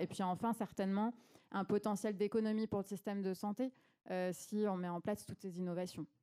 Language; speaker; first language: French; native; French